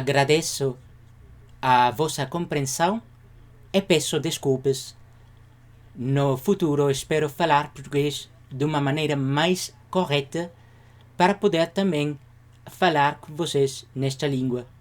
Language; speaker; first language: Portuguese; non-native, learner; Spanish